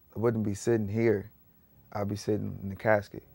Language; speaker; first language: English; native; English